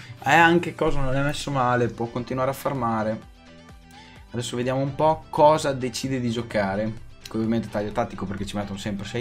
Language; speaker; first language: Italian; native; Italian